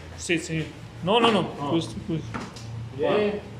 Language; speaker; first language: Italian; non-native, learner; Punjabi